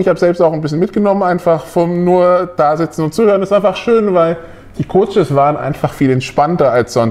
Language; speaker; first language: German; native; German